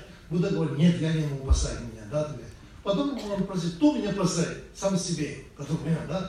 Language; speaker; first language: Russian; non-native, fluent; Tibetan